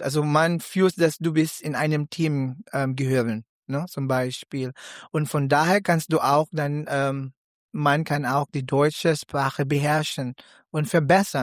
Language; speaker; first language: German; non-native, learner; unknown